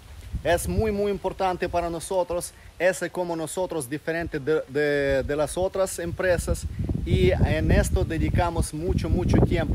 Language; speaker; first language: Spanish; non-native, fluent; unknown